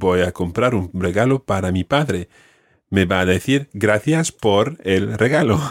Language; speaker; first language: Spanish; non-native, fluent; English